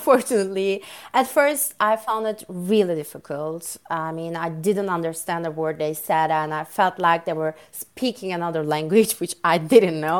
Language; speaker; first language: English; non-native, fluent; Turkish